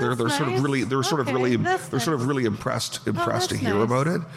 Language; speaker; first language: English; native; English